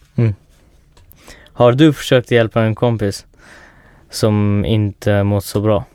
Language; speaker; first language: Swedish; early bilingual, other home language; Persian